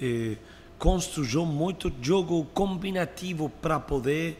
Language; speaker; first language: Portuguese; non-native, learner; Spanish